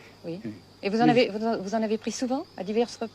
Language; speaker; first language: French; native; French